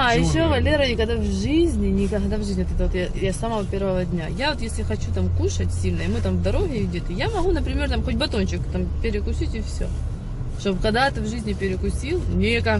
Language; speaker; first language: Russian; native; Russian